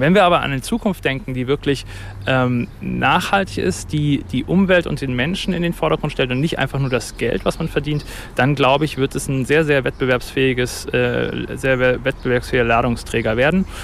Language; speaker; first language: German; native; German